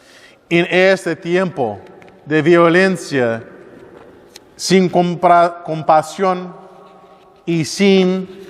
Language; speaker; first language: Spanish; non-native, learner; English